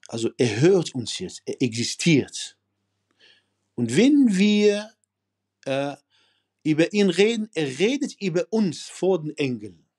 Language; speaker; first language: German; non-native, fluent; Arabic